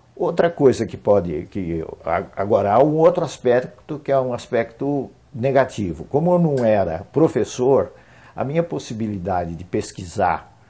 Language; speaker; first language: Portuguese; native; Portuguese